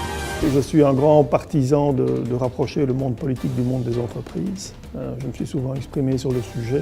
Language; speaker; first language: French; native; French